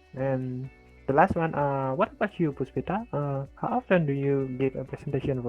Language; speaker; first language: English; non-native, learner; Indonesian